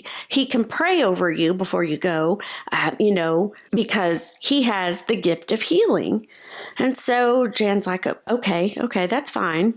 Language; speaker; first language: English; native; English